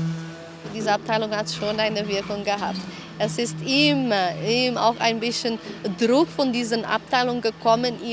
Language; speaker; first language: German; non-native, fluent; Portuguese